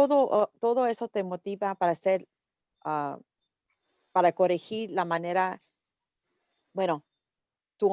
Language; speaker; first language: Spanish; early bilingual, heritage; English